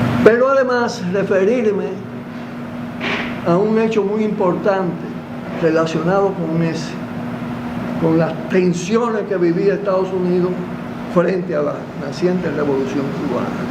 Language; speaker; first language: Spanish; native; Spanish